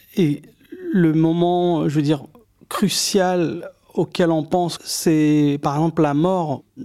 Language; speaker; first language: French; early bilingual, other home language; Arabic